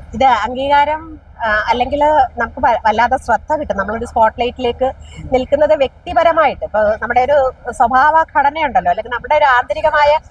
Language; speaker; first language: Malayalam; native; Malayalam